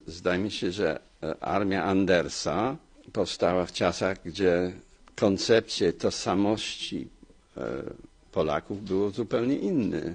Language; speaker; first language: Polish; non-native, fluent; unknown